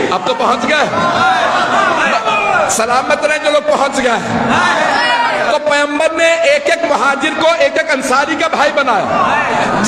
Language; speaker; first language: Urdu; native; Urdu